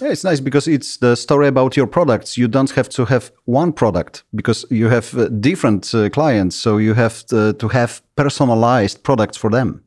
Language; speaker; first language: English; non-native, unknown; Polish